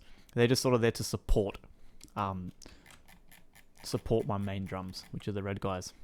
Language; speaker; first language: English; native; English